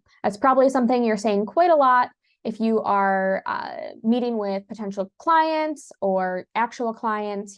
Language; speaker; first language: English; native; English